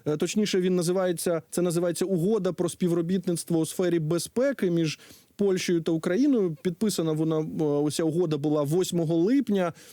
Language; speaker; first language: Ukrainian; native; Ukrainian